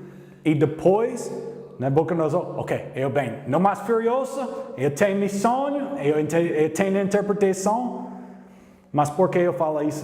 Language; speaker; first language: Portuguese; non-native, learner; English